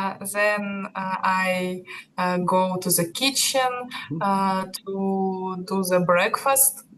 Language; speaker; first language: English; non-native, learner; Russian